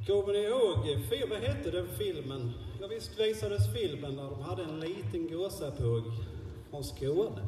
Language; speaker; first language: Swedish; native; Swedish